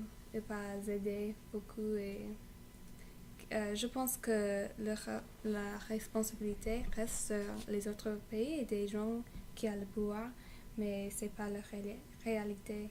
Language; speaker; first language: French; non-native, learner; English